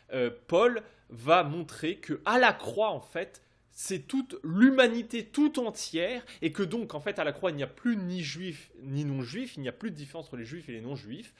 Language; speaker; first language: French; native; French